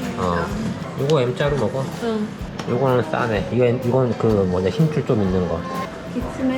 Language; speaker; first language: Korean; native; Korean